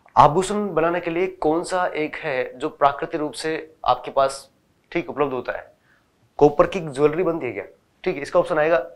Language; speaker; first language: Hindi; native; Hindi